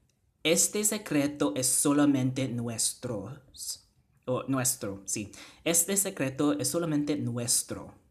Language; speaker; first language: Spanish; non-native, fluent; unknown